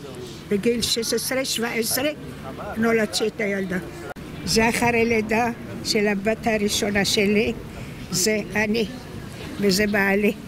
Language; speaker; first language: Hebrew; non-native, fluent; Arabic